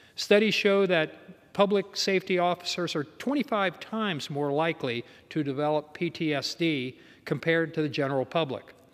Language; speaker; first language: English; native; English